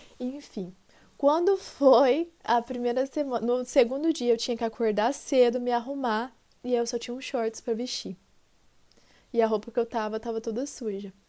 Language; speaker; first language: Portuguese; native; Portuguese